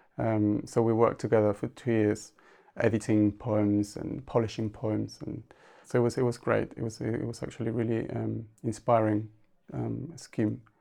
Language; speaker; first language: English; non-native, fluent; Spanish